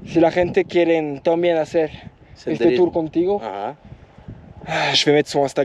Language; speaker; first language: Spanish; non-native, learner; French